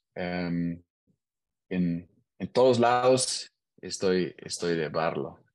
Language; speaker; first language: Spanish; non-native, learner; German